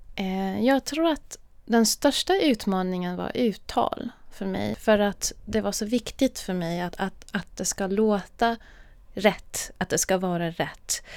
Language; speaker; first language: Swedish; non-native, fluent; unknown